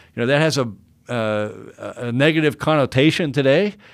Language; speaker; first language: English; native; English